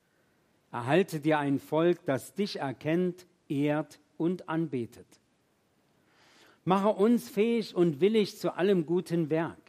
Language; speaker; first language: German; native; German